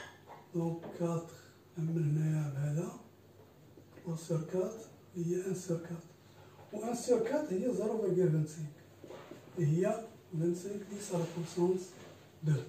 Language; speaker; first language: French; non-native, local second language; Arabic